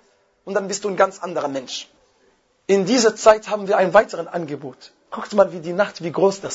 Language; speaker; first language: German; non-native, fluent; Arabic